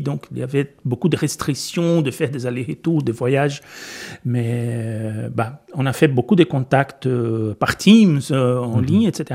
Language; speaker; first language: French; non-native, fluent; Portuguese